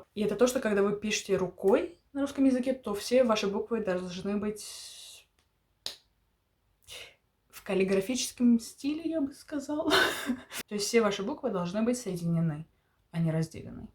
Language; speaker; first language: Russian; early bilingual, heritage; Russian